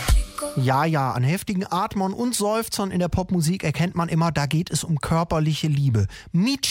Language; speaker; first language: German; native; German